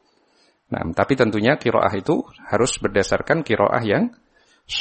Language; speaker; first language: Indonesian; native; Indonesian